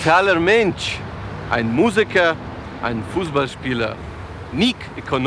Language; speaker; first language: German; non-native, learner; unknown